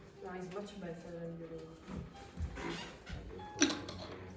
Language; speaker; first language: English; non-native, learner; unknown